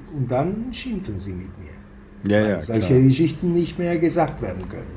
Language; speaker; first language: German; non-native, fluent; Spanish